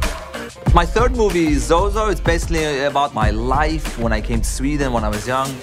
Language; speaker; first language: English; early bilingual, other home language; Arabic